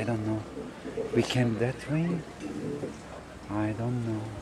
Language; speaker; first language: English; non-native, learner; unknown